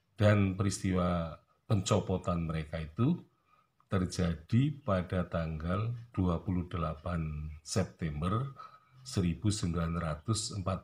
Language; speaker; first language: Indonesian; native; Indonesian